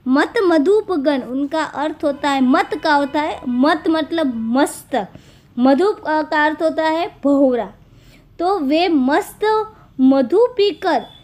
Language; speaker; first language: Hindi; non-native, local second language; Gujarati